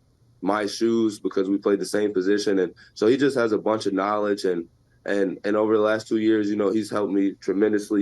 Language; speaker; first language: English; native; English